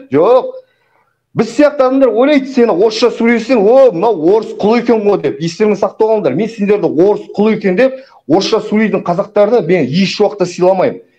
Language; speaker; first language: Kazakh; native; Kazakh